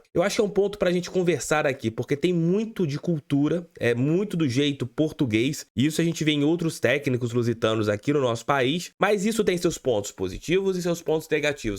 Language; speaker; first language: Portuguese; native; Portuguese